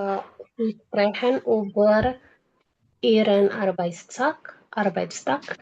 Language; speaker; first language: German; non-native, learner; Indonesian